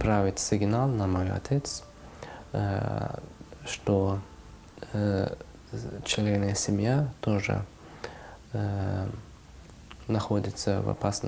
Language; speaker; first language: Russian; non-native, local second language; Uzbek